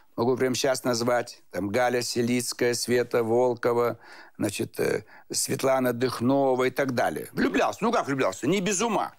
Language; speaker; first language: Russian; native; Russian